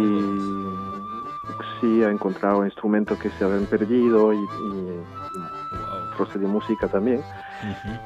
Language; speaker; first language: Spanish; early bilingual, heritage; French